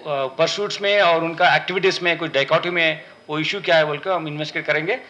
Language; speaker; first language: Hindi; non-native, local second language; Telugu